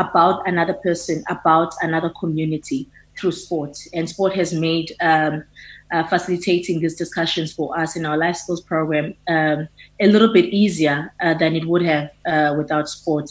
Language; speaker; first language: English; non-native, local second language; Xhosa